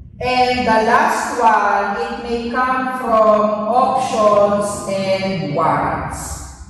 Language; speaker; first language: English; non-native, local second language; Filipino